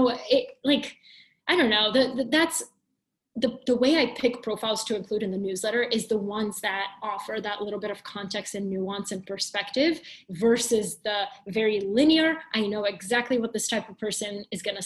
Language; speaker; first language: English; early bilingual, other home language; Bulgarian